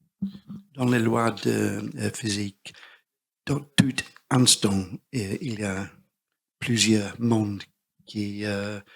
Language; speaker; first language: French; non-native, learner; English